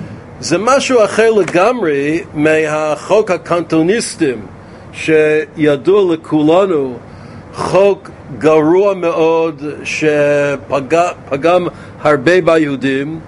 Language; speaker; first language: Hebrew; non-native, fluent; English